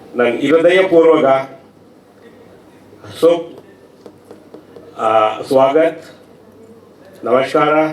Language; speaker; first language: Kannada; non-native, learner; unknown